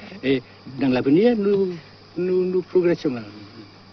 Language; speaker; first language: French; non-native, local second language; Vietnamese